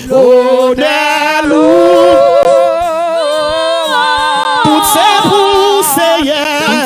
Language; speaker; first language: French; non-native, local second language; Haitian Creole